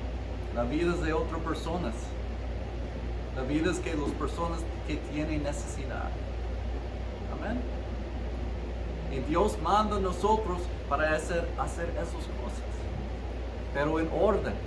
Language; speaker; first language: Spanish; early bilingual, heritage; Spanish